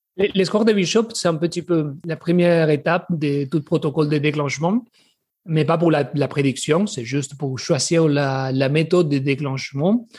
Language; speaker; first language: French; non-native, fluent; Spanish